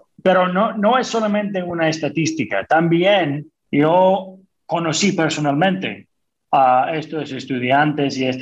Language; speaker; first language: Spanish; non-native, fluent; English